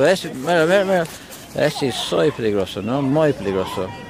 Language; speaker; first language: Spanish; non-native, learner; English